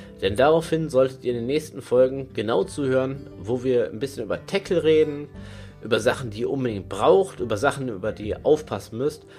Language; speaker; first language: German; native; German